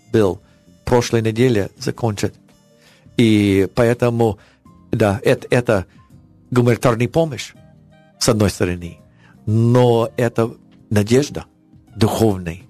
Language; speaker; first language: Russian; non-native, learner; English